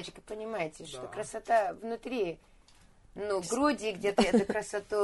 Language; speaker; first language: Russian; early bilingual, heritage; Russian